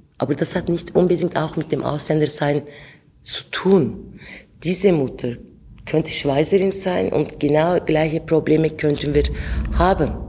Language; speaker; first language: German; non-native, fluent; Turkish